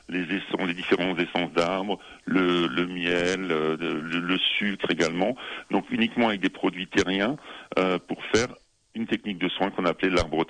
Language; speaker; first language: French; native; French